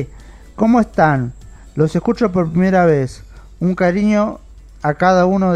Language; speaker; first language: Spanish; native; Spanish